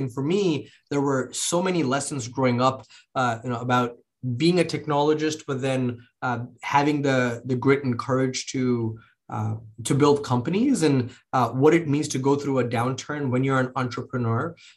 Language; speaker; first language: English; early bilingual, other home language; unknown